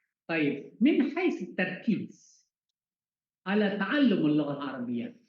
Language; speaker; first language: Arabic; non-native, fluent; Malay